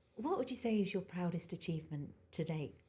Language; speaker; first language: English; native; English